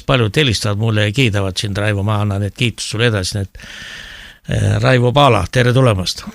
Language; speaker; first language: Estonian; native; Estonian